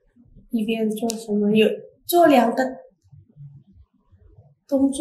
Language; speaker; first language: Chinese; non-native, fluent; Indonesian